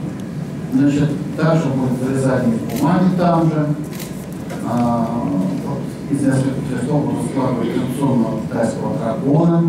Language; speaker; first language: Russian; native; Russian